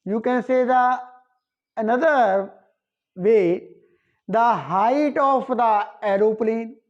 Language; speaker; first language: English; non-native, local second language; Punjabi